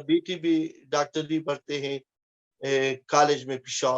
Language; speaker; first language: Hindi; non-native, fluent; Pashto